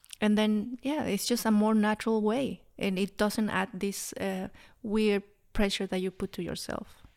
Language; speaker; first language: English; non-native, fluent; Spanish